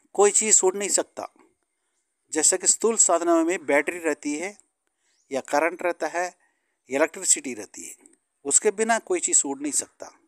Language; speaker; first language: Hindi; non-native, local second language; Tamil